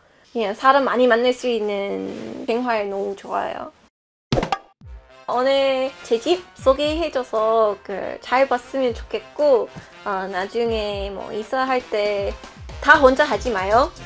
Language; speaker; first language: Korean; non-native, fluent; English